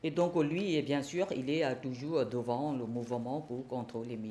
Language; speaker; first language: French; non-native, learner; Burmese